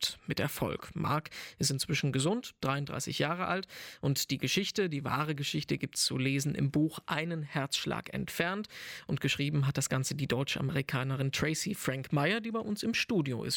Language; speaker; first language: German; native; German